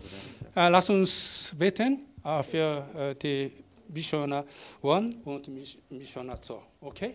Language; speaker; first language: German; non-native, learner; Korean